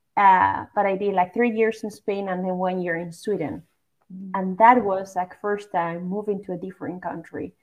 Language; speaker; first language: English; non-native, fluent; Basque